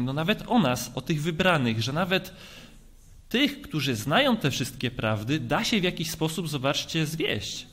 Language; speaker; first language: Polish; native; Polish